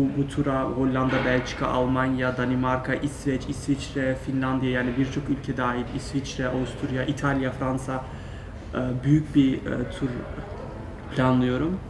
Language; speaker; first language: Turkish; early bilingual, heritage; Turkish